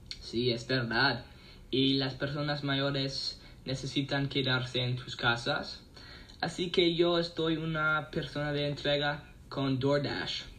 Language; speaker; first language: Spanish; non-native, learner; English